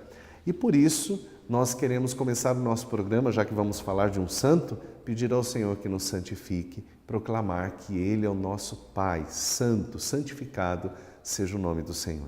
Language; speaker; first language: Portuguese; native; Portuguese